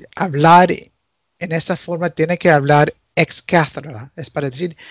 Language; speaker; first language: Spanish; early bilingual, heritage; Spanish